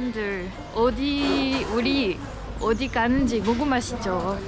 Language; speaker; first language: Korean; non-native, learner; French